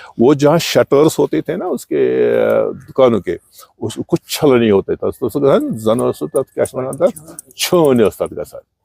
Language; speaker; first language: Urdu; non-native, local second language; Kashmiri